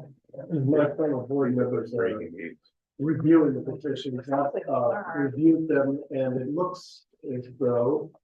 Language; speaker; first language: English; native; English